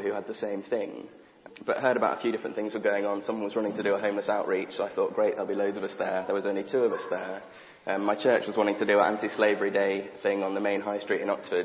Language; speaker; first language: English; native; English